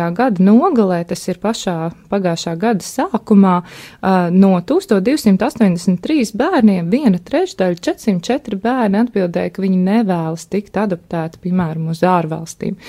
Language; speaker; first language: Latvian; native; Latvian